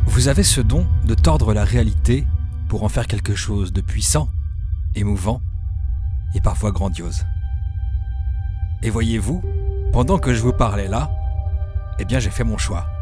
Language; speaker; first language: French; native; French